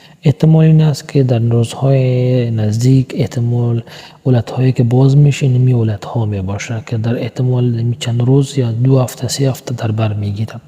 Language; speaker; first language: Persian; non-native, local second language; Pashto